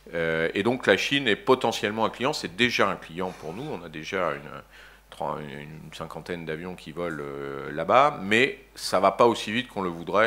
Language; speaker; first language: French; native; French